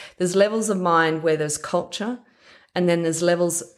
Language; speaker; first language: English; native; English